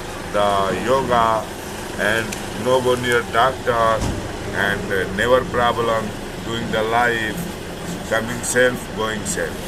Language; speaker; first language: English; non-native, learner; Hindi